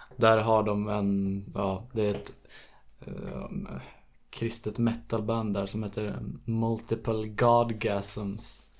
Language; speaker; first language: Swedish; native; Swedish